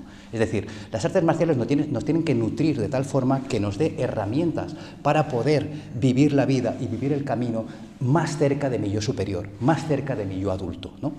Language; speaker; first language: Spanish; early bilingual, other home language; Korean